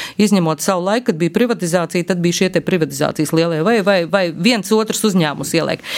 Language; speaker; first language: Latvian; native; Latvian